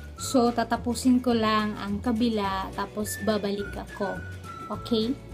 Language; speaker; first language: Filipino; non-native, local second language; Cebuano